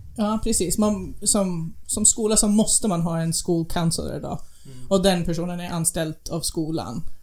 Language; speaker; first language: Swedish; non-native, fluent; English